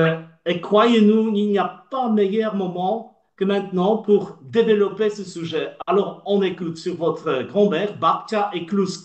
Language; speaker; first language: French; non-native, learner; Polish